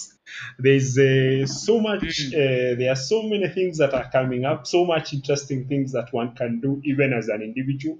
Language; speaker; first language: English; non-native, local second language; Kikuyu